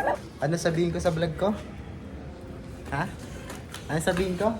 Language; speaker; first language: Filipino; native; Filipino